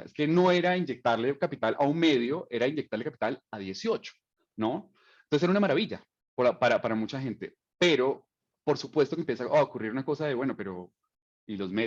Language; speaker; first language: Spanish; native; Spanish